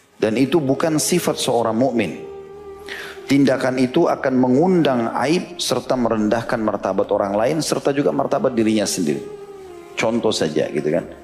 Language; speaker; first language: Indonesian; native; Indonesian